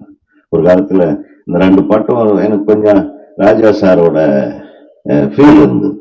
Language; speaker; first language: Tamil; native; Tamil